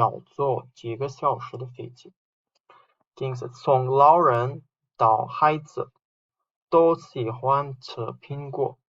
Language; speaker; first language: Chinese; non-native, fluent; Uzbek